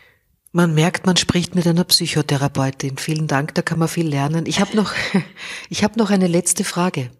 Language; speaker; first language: German; native; German